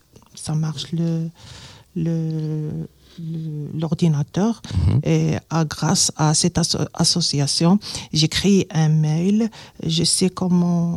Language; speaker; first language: French; non-native, learner; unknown